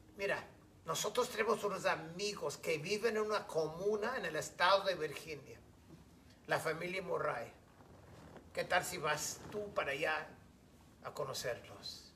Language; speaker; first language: Spanish; non-native, fluent; English